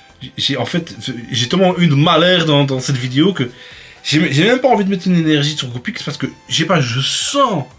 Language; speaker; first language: French; native; French